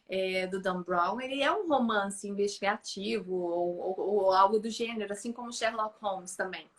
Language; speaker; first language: Portuguese; native; Portuguese